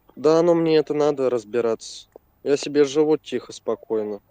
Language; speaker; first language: Russian; native; Russian